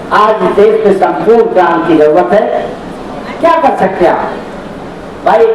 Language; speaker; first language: Hindi; native; Hindi